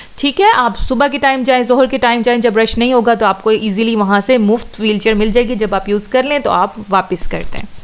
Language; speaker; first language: Urdu; non-native, local second language; Punjabi